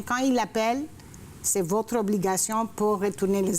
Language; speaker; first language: French; non-native, fluent; Greek